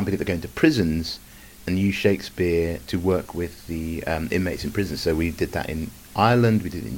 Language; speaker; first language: English; native; English